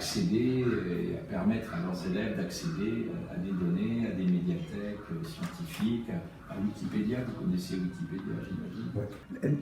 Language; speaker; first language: French; native; French